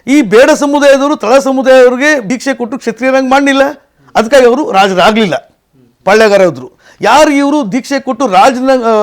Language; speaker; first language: Kannada; native; Kannada